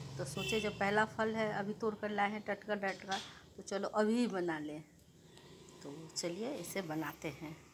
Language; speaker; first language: Hindi; native; Hindi